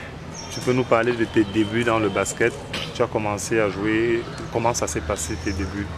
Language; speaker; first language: French; native; French